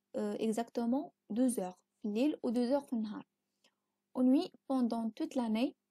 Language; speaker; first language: French; non-native, local second language; Arabic